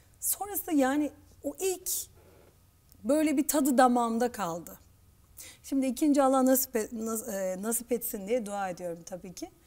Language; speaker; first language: Turkish; native; Turkish